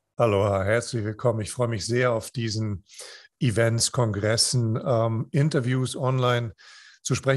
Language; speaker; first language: German; non-native, fluent; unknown